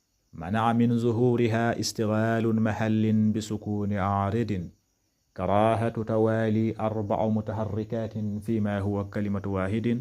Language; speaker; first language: Arabic; non-native, fluent; Wolof